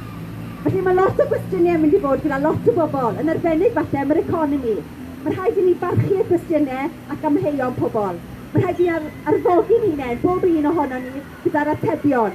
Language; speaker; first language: Welsh; native; Welsh